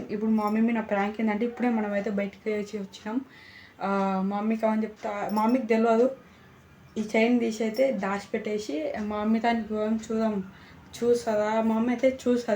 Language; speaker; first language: Telugu; native; Telugu